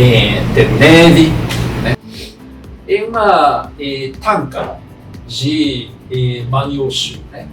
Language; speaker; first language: Portuguese; non-native, fluent; Japanese